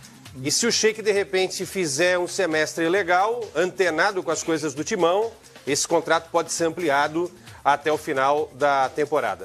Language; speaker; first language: Portuguese; native; Portuguese